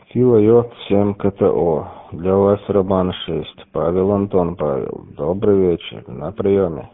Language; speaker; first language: Russian; native; Russian